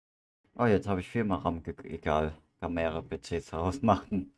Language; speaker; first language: German; native; German